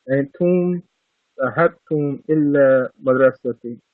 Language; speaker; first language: Arabic; non-native, learner; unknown